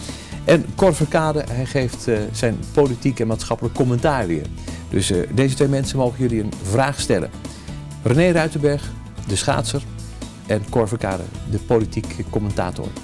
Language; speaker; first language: Dutch; native; Dutch